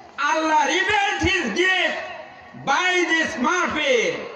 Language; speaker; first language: English; non-native, local second language; Bangla